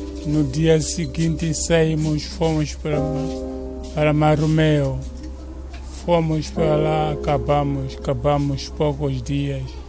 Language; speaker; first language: Portuguese; non-native, local second language; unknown